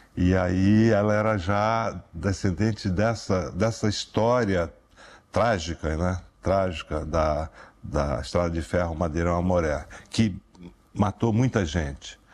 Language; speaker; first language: Portuguese; native; Portuguese